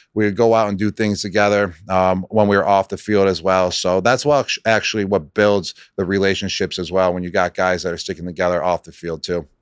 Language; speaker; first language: English; native; English